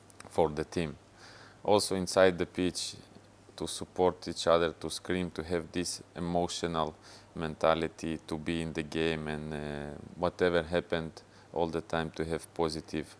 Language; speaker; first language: English; non-native, fluent; Russian